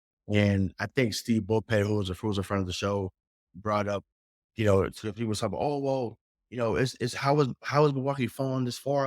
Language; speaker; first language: English; native; English